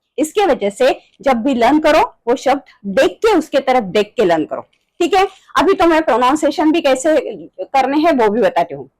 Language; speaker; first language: Hindi; non-native, local second language; Marathi